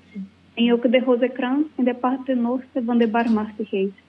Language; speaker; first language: Dutch; non-native, learner; Portuguese